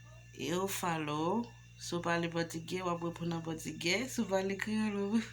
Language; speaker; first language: Portuguese; non-native, learner; Haitian Creole